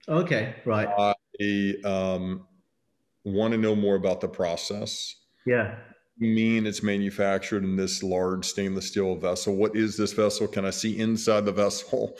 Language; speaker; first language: English; native; English